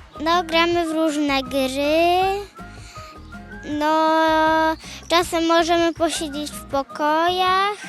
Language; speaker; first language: Polish; early bilingual, heritage; Polish